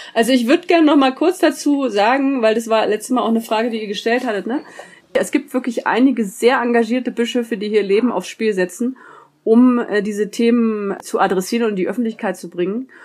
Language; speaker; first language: German; native; German